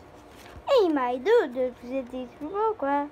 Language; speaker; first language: French; native; French